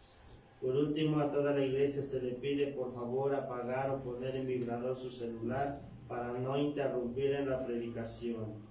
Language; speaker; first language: Spanish; native; Spanish